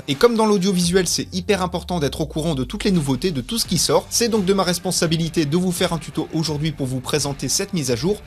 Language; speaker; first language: French; native; French